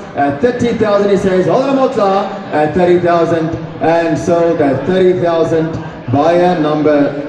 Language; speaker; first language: English; non-native, local second language; Afrikaans